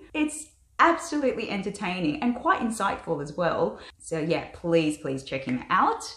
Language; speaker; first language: English; native; English